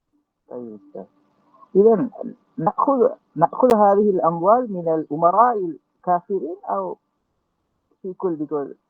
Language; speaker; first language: Arabic; non-native, learner; Malay